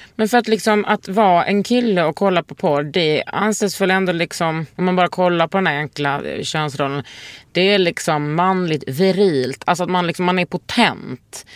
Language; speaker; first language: Swedish; native; Swedish